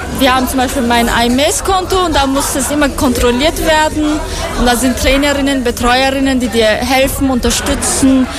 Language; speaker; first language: German; non-native, fluent; Persian